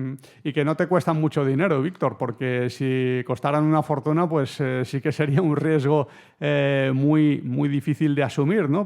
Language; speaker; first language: Spanish; native; Spanish